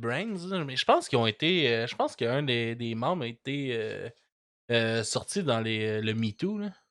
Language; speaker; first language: French; native; French